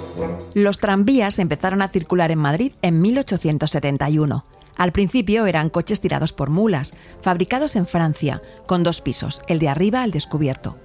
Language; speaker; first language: Spanish; native; Spanish